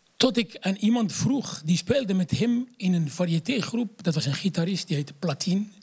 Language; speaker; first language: Dutch; non-native, fluent; Arabic